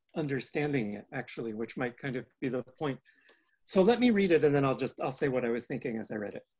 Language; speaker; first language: English; native; English